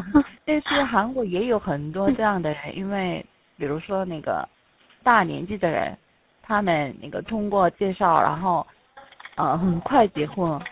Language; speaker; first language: Chinese; non-native, fluent; Korean